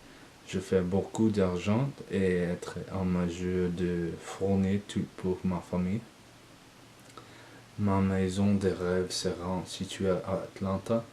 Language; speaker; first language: French; non-native, learner; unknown